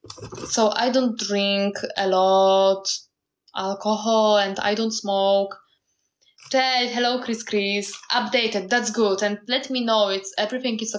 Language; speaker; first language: English; non-native, learner; Polish